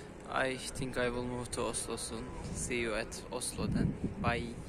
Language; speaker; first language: English; non-native, fluent; Turkish